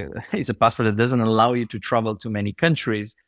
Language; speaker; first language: English; non-native, fluent; Bulgarian